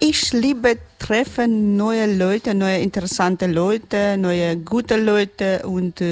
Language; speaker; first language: German; non-native, learner; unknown